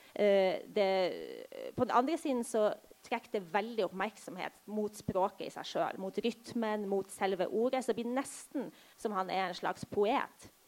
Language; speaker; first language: Norwegian; early bilingual, other home language; Polish